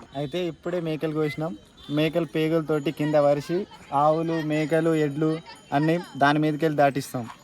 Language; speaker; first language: Telugu; non-native, local second language; Lambadi